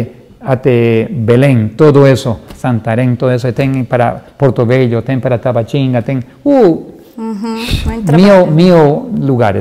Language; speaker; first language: Portuguese; non-native, fluent; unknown